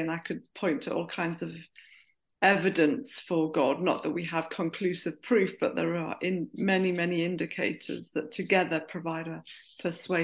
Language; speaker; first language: English; native; English